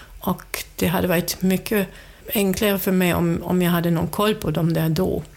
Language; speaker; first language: Swedish; non-native, fluent; German